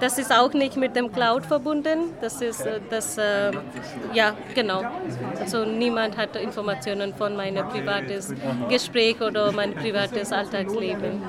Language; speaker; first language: German; non-native, learner; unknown